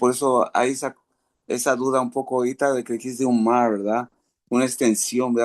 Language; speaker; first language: Spanish; native; Spanish